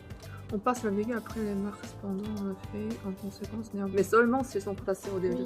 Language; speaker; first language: French; non-native, fluent; Korean